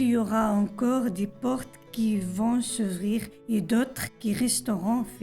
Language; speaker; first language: French; non-native, learner; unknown